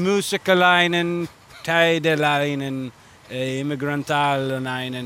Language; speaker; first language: Finnish; non-native, learner; English